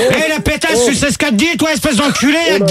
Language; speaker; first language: French; native; French